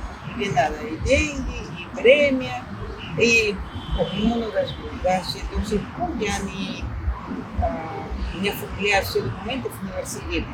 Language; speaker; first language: Russian; non-native, fluent; Spanish